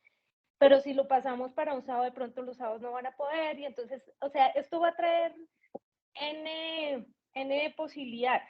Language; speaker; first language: Spanish; native; Spanish